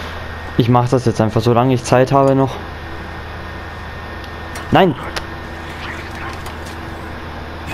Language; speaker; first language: German; native; German